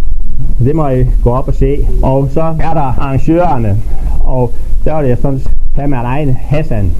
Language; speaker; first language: Danish; native; Danish